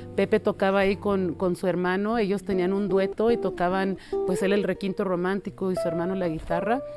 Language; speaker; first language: Spanish; early bilingual, heritage; Spanish